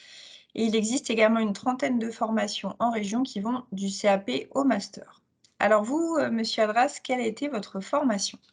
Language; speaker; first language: French; native; French